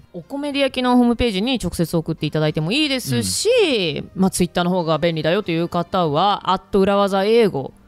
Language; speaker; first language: Japanese; early bilingual, heritage; Japanese